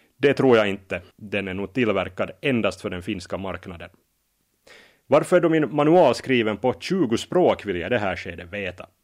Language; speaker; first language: Swedish; native; Swedish